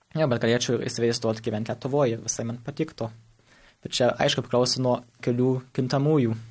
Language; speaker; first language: Lithuanian; early bilingual, heritage; Lithuanian